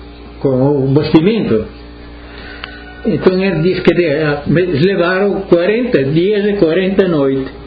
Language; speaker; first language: Portuguese; non-native, local second language; Italian